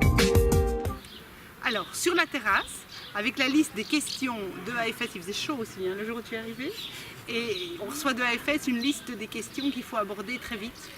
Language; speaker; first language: French; native; French